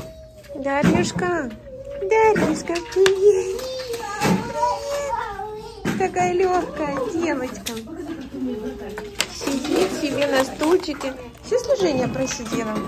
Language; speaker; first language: Russian; native; Russian